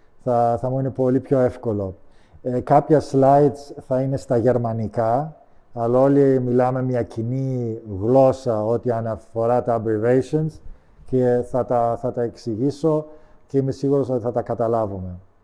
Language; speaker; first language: Greek; early bilingual, heritage; Greek